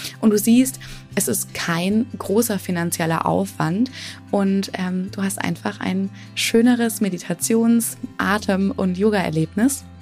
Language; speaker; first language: German; native; German